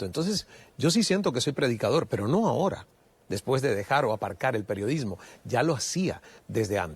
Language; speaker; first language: Spanish; native; Spanish